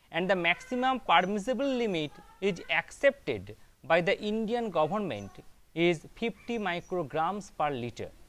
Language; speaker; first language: English; non-native, local second language; Bangla